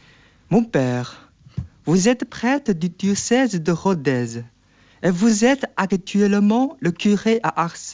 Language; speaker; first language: French; non-native, fluent; Chinese